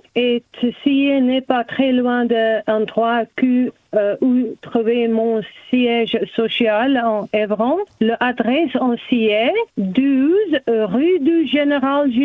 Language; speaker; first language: French; non-native, learner; German